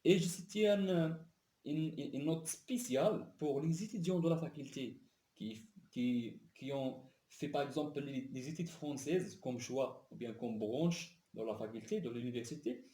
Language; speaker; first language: French; non-native, local second language; Arabic